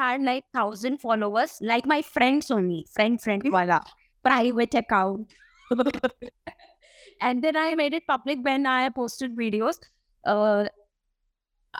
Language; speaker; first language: English; non-native, local second language; Malayalam